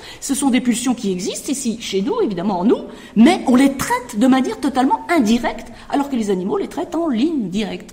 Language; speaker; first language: French; native; French